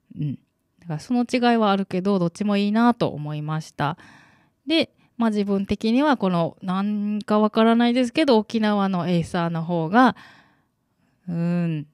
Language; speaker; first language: Japanese; native; Japanese